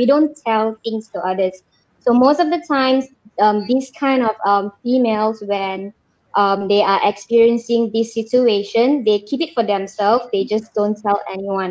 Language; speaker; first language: English; non-native, local second language; Malay